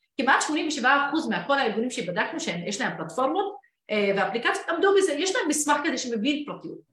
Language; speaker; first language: Hebrew; non-native, local second language; Arabic